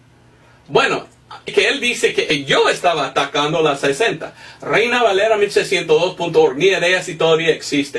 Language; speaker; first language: Spanish; non-native, fluent; English